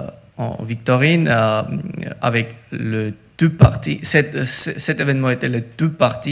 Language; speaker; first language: French; non-native, learner; Georgian